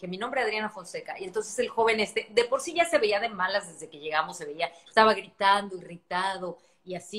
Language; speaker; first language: Spanish; native; Spanish